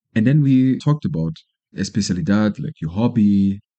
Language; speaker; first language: English; non-native, fluent; German